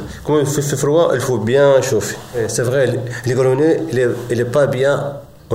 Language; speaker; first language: French; non-native, learner; Arabic